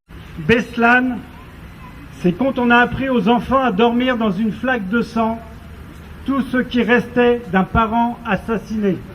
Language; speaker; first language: French; native; French